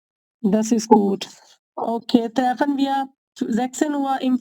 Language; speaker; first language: German; non-native, learner; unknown